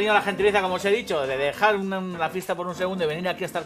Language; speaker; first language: Spanish; native; Spanish